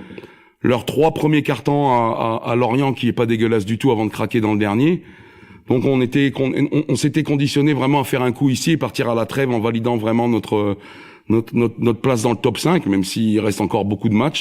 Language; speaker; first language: French; native; French